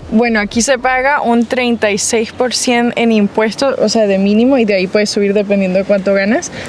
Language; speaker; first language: Spanish; early bilingual, heritage; Spanish